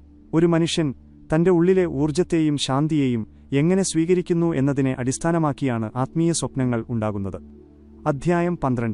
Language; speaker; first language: Malayalam; native; Malayalam